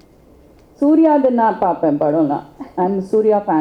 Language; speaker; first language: Tamil; non-native, local second language; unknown